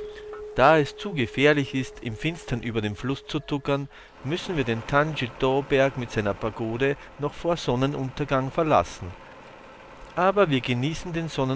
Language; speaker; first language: German; native; German